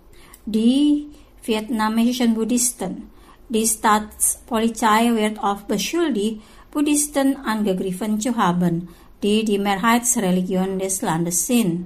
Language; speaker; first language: German; non-native, fluent; Indonesian